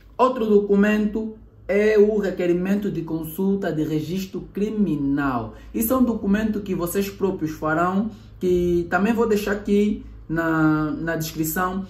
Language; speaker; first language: Portuguese; native; Portuguese